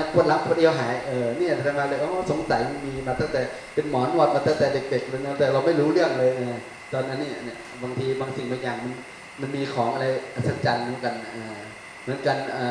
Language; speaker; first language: Thai; native; Thai